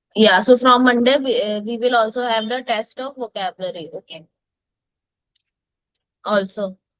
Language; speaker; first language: English; non-native, local second language; Hindi